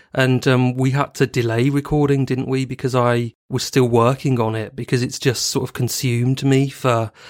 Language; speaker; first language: English; native; English